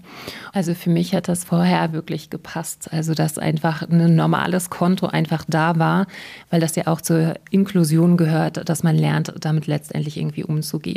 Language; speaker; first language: German; native; German